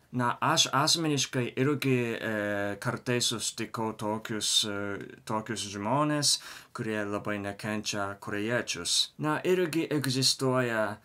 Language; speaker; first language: Lithuanian; non-native, learner; Japanese